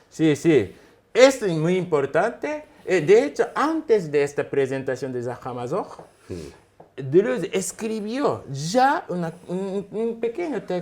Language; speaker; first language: Spanish; non-native, fluent; Japanese